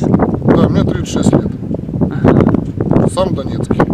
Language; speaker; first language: Russian; native; Russian